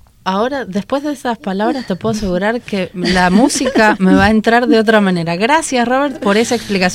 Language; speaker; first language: Spanish; native; Spanish